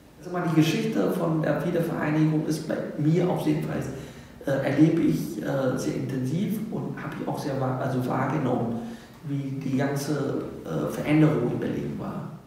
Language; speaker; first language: German; non-native, fluent; Vietnamese